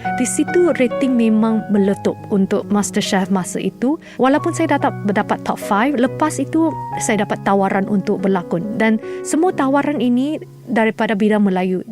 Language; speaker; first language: Malay; non-native, local second language; Chinese